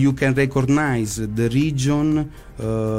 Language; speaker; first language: English; non-native, fluent; Italian